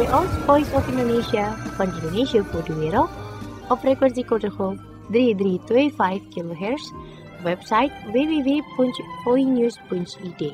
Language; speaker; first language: Dutch; non-native, fluent; Indonesian